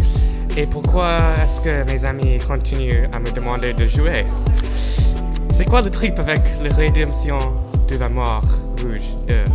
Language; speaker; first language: French; non-native, learner; English